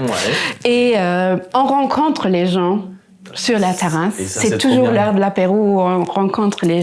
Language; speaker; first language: French; non-native, local second language; Luxembourgish